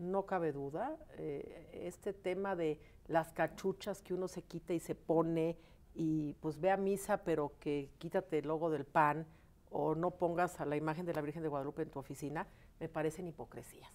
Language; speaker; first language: Spanish; native; Spanish